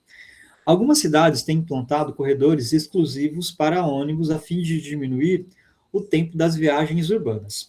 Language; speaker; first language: Portuguese; native; Portuguese